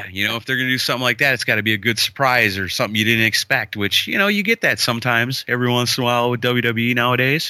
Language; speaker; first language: English; native; English